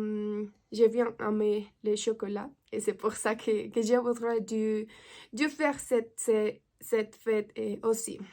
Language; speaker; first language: French; non-native, learner; Spanish